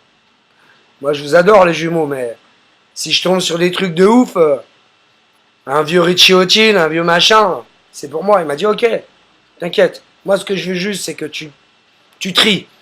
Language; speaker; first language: French; native; French